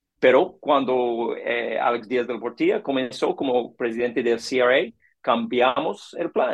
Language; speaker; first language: Spanish; non-native, learner; English